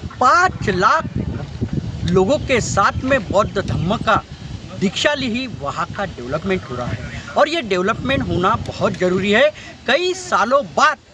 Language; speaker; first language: Hindi; non-native, local second language; Marathi